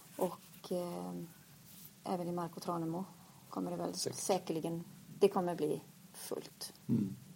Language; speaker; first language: Swedish; native; Swedish